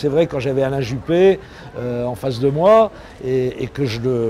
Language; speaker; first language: French; native; French